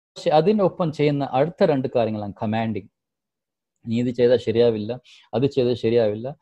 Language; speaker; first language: Malayalam; non-native, local second language; Divehi